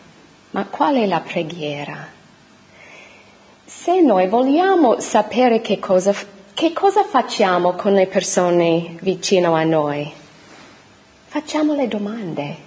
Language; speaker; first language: Italian; non-native, fluent; English